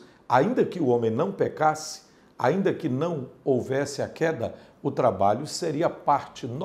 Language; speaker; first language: Portuguese; native; Portuguese